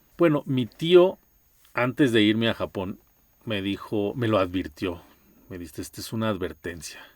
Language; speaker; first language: Spanish; native; Spanish